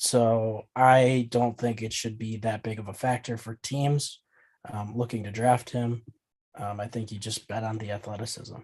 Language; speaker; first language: English; native; English